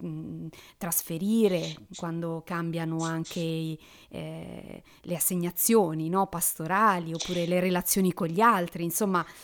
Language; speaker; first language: Italian; native; Italian